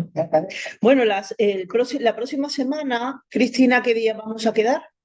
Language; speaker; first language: Spanish; native; Spanish